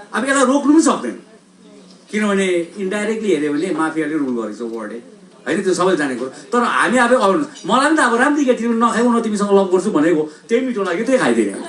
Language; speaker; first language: Nepali; native; Nepali